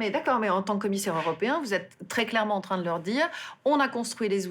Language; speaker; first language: French; native; French